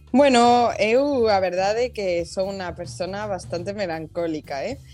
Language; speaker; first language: Galician; non-native, local second language; Spanish